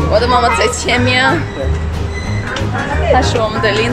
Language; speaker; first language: Chinese; non-native, learner; Ukrainian